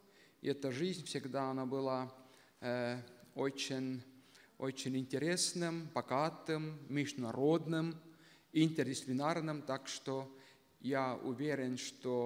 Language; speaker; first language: Russian; non-native, local second language; Estonian